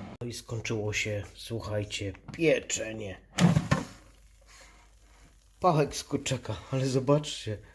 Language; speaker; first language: Polish; native; Polish